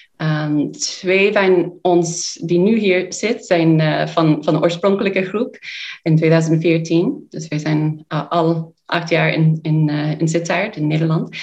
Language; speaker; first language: Dutch; non-native, fluent; English